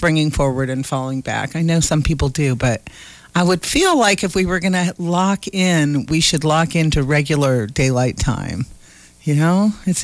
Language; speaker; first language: English; native; English